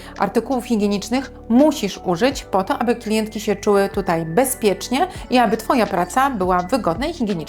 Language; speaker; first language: Polish; native; Polish